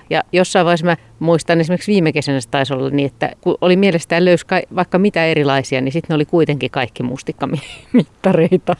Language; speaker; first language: Finnish; native; Finnish